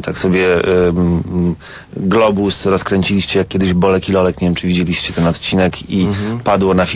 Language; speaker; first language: Polish; native; Polish